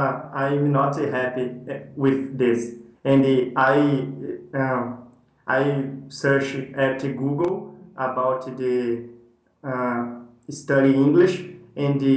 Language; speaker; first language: English; non-native, learner; Portuguese